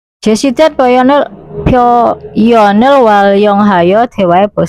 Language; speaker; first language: Korean; non-native, learner; Indonesian